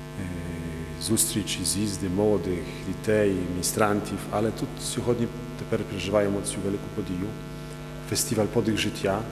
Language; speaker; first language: Ukrainian; non-native, fluent; Polish